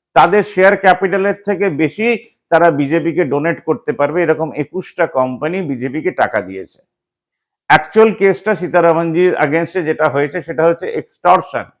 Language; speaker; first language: Bangla; native; Bangla